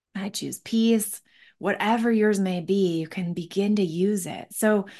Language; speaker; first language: English; native; English